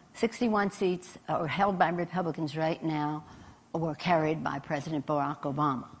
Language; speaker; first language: English; native; English